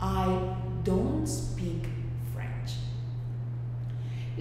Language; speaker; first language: English; non-native, fluent; Spanish